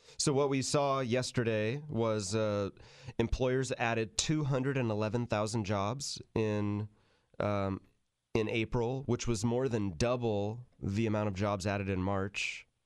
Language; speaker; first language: English; native; English